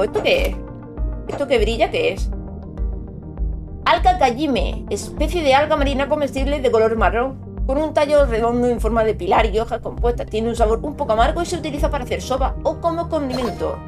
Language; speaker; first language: Spanish; native; Spanish